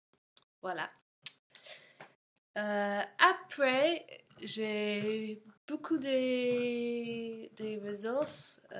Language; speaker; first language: French; non-native, fluent; English